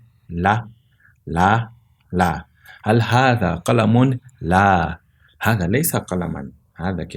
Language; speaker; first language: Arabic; non-native, fluent; Portuguese